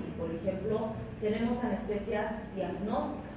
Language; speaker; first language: Spanish; native; Spanish